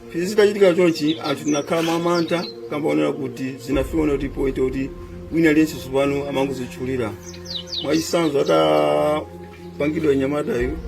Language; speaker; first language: Nyanja; native; Nyanja